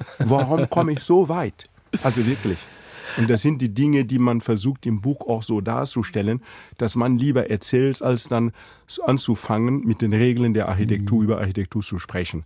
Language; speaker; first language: German; non-native, fluent; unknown